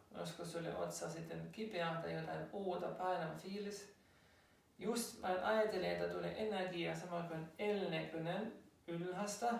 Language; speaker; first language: Finnish; non-native, learner; German